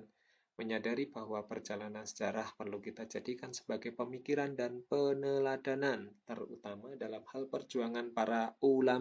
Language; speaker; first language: Indonesian; native; Indonesian